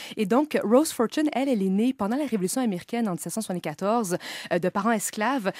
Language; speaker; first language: French; native; French